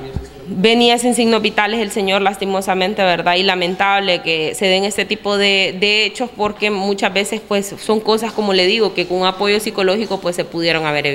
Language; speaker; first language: Spanish; native; Spanish